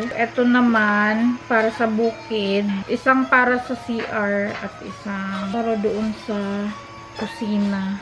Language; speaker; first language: Filipino; non-native, local second language; Cebuano